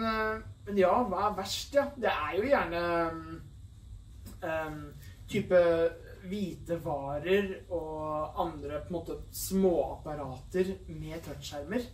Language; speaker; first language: Norwegian; native; Norwegian